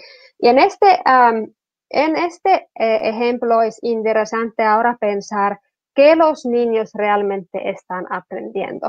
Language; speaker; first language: Spanish; non-native, fluent; Finnish